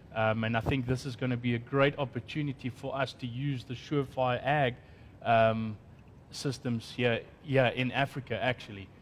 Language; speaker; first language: English; non-native, local second language; Afrikaans